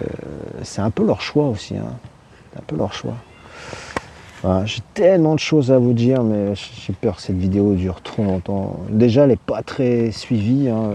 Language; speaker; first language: French; native; French